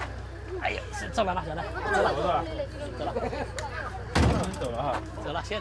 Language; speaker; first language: Chinese; native; Chinese